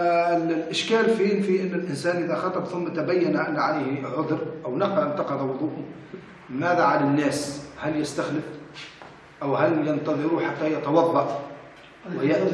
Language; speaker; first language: Arabic; native; Arabic